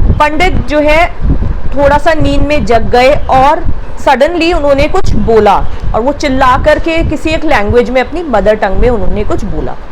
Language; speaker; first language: Hindi; native; Hindi